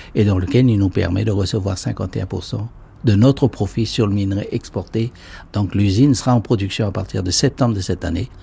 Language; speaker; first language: French; native; French